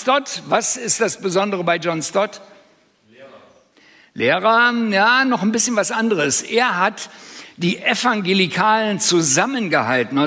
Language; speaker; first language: German; native; German